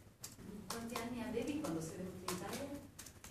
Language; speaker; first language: Italian; native; Italian